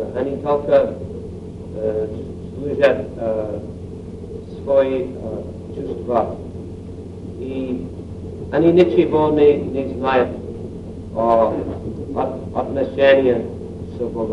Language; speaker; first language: Russian; non-native, learner; English